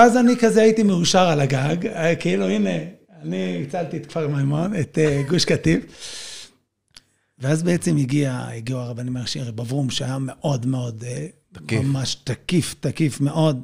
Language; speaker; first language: Hebrew; native; Hebrew